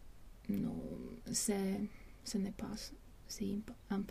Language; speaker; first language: French; non-native, learner; Latvian